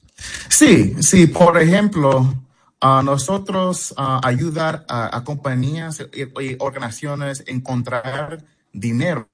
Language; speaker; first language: Spanish; early bilingual, heritage; English